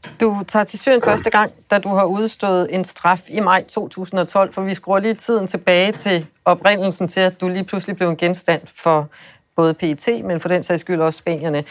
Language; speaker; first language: Danish; native; Danish